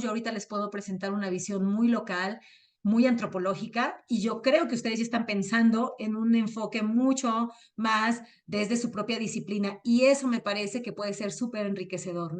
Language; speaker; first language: Spanish; native; Spanish